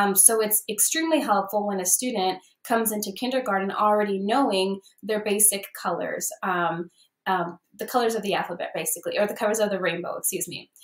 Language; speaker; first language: English; early bilingual, other home language; Spanish